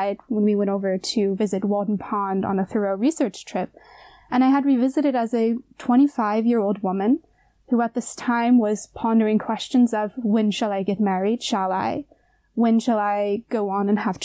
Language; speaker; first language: English; native; English